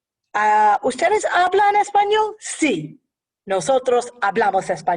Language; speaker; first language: Spanish; non-native, fluent; English